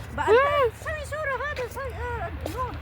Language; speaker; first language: Arabic; non-native, learner; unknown